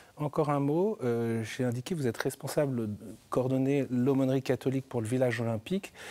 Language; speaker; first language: French; native; French